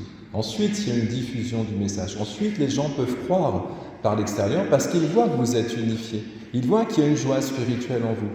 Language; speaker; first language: French; native; French